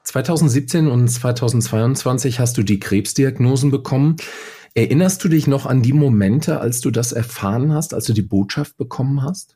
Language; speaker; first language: German; native; German